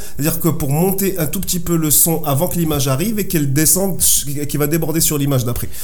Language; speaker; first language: French; non-native, local second language; Arabic